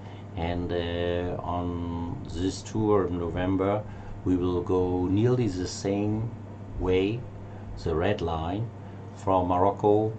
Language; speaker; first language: English; non-native, learner; German